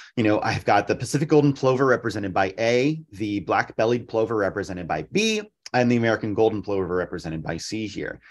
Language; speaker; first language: English; native; English